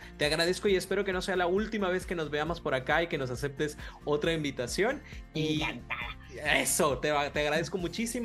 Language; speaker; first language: Spanish; native; Spanish